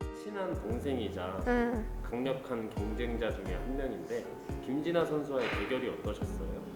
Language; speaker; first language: Korean; native; Korean